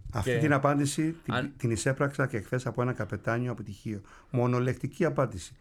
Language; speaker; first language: Greek; native; Greek